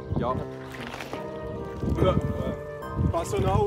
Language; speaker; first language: German; non-native, learner; French